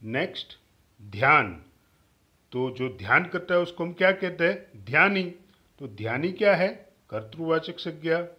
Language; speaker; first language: Hindi; non-native, local second language; Gujarati